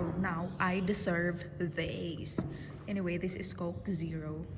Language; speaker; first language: English; non-native, local second language; Filipino